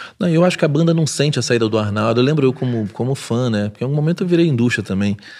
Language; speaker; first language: Portuguese; native; Portuguese